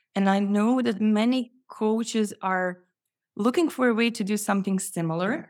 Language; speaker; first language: English; non-native, fluent; Croatian